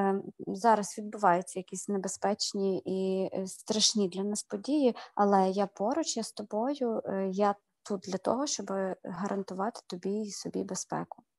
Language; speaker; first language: Ukrainian; native; Ukrainian